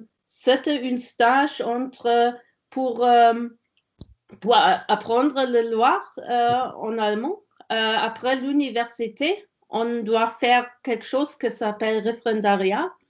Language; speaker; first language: French; non-native, learner; German